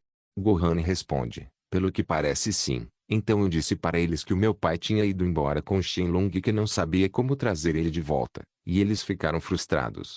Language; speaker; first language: Portuguese; native; Portuguese